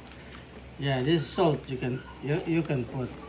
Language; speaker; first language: English; non-native, local second language; Filipino